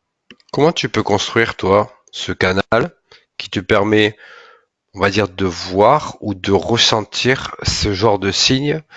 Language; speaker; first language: French; native; French